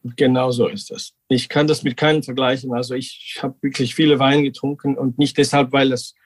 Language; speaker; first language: German; non-native, fluent; Georgian